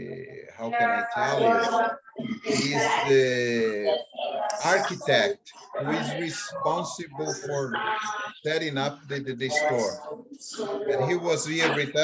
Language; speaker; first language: English; non-native, fluent; Portuguese